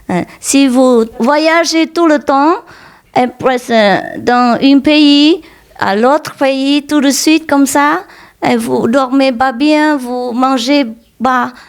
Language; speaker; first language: French; non-native, fluent; Vietnamese